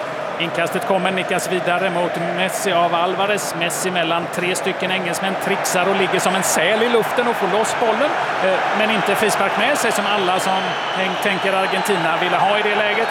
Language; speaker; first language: Swedish; native; Swedish